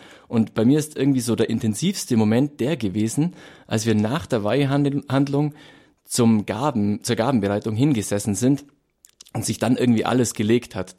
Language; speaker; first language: German; native; German